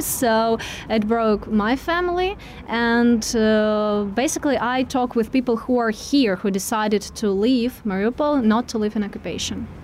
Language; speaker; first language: English; non-native, fluent; Russian